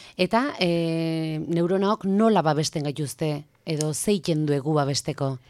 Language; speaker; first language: Basque; native; Basque